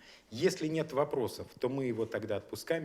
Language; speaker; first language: Russian; native; Russian